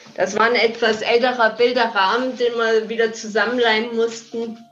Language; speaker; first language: German; native; German